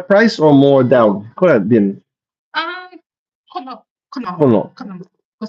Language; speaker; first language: Japanese; non-native, learner; English